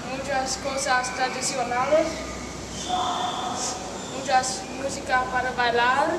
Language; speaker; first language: Spanish; non-native, learner; English